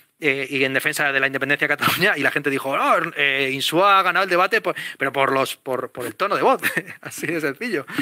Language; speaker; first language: Spanish; native; Spanish